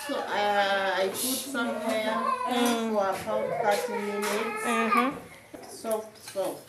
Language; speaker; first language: English; non-native, local second language; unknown